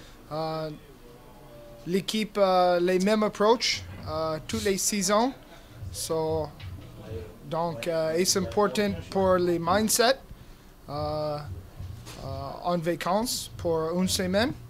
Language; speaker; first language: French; non-native, learner; English